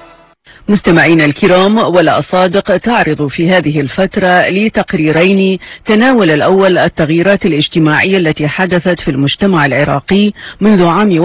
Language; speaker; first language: Arabic; native; Arabic